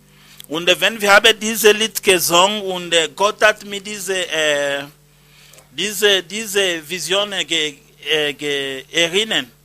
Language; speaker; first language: German; non-native, learner; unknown